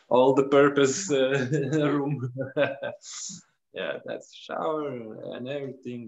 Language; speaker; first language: English; non-native, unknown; Lithuanian